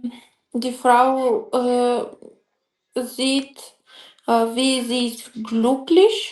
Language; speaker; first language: German; non-native, learner; Macedonian